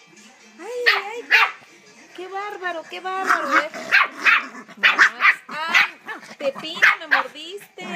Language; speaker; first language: Spanish; native; Spanish